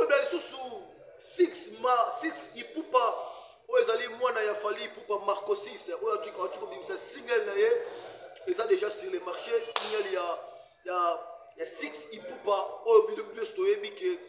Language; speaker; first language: French; non-native, local second language; Lingala